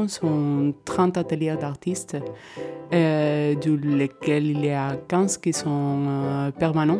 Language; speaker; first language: French; non-native, fluent; Spanish